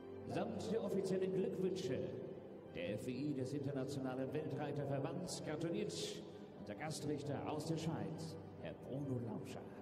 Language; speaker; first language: German; native; German